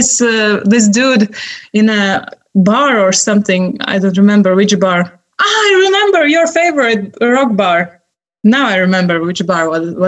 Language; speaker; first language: English; non-native, fluent; Latvian